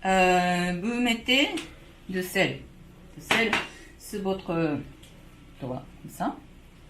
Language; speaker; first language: French; non-native, fluent; Japanese